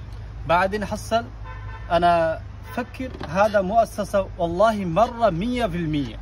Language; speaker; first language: Arabic; non-native, learner; Bangla